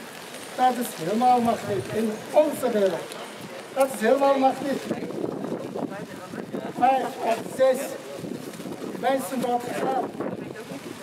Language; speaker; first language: Dutch; non-native, learner; Mongolian